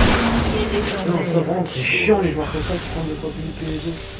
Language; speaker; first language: French; native; French